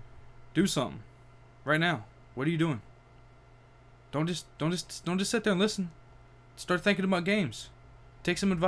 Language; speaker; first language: English; native; English